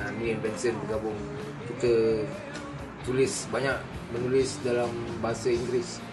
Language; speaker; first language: Malay; native; Malay